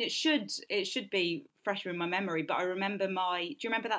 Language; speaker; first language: English; native; English